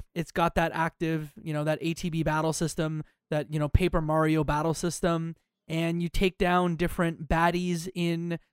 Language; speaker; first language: English; native; English